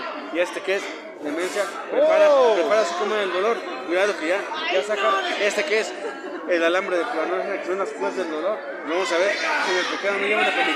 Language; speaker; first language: Spanish; native; Spanish